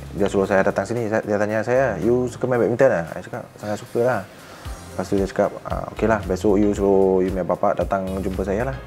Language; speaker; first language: Malay; non-native, local second language; Min Nan Chinese